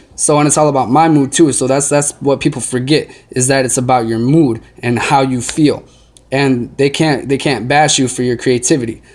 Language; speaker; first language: English; native; English